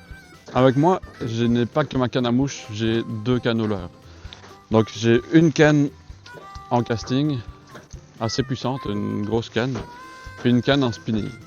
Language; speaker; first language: French; native; French